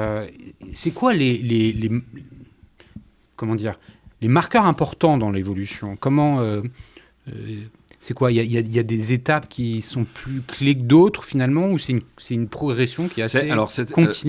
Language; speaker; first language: French; native; French